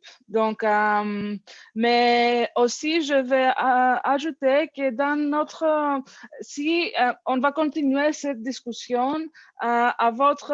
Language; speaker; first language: French; non-native, learner; English